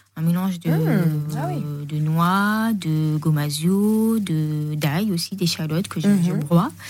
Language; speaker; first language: French; native; French